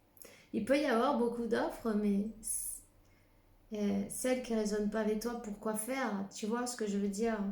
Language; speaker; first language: French; non-native, fluent; Spanish